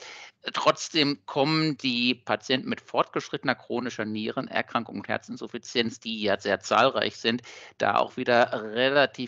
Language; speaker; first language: German; native; German